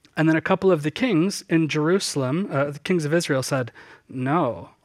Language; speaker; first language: English; native; English